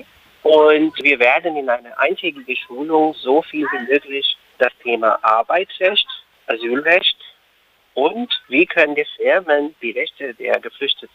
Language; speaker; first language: German; non-native, fluent; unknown